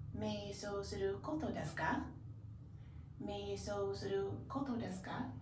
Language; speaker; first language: Japanese; non-native, learner; English